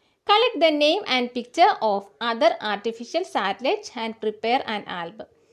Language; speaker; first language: English; non-native, local second language; Malayalam